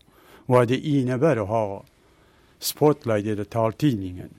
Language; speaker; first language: Swedish; non-native, fluent; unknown